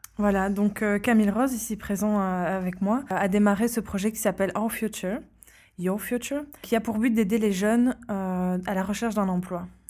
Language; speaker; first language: French; native; French